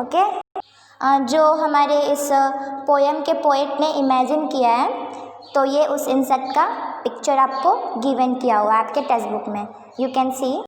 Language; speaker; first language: Hindi; native; Hindi